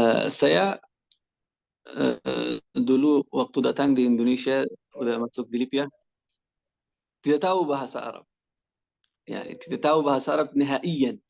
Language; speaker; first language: Indonesian; non-native, learner; Persian